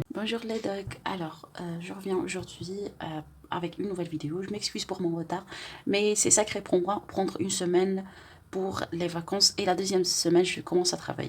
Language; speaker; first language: French; non-native, local second language; Arabic